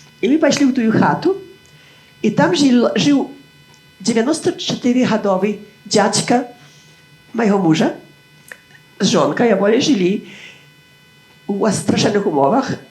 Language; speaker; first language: Belarusian; native; Belarusian